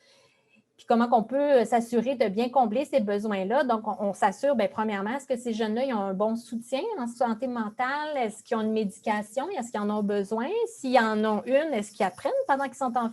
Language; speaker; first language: French; native; French